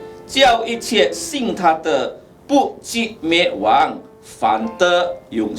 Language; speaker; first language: Chinese; native; Chinese